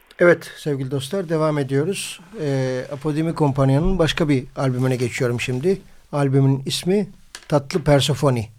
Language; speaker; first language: Turkish; native; Turkish